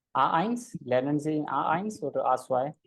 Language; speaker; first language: German; non-native, fluent; Hindi